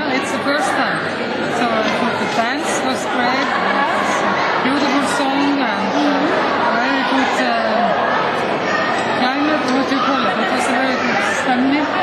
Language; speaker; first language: English; non-native, fluent; Norwegian